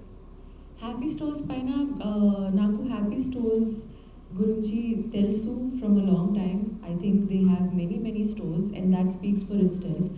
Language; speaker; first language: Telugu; non-native, learner; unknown